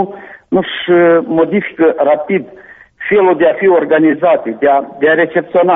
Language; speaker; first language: Romanian; native; Romanian